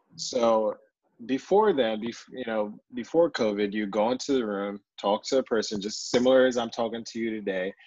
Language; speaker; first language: English; early bilingual, other home language; Yoruba